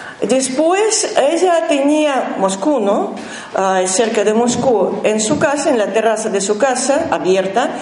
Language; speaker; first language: Spanish; non-native, learner; Russian